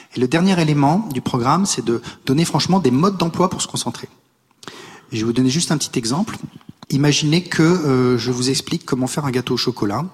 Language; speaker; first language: French; native; French